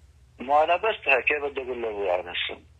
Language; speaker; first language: Arabic; native; Arabic